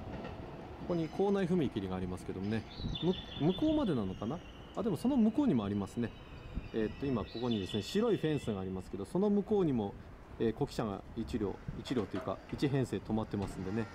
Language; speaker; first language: Japanese; native; Japanese